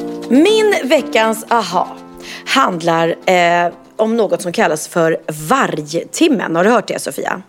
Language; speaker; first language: Swedish; native; Swedish